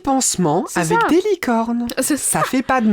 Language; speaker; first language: French; native; French